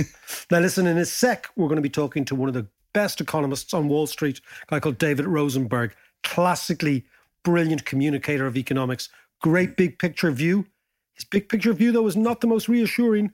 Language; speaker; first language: English; native; English